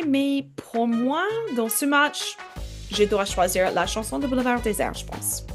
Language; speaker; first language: French; non-native, fluent; English